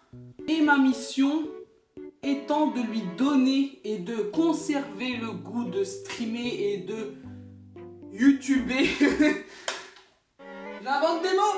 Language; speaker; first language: French; native; French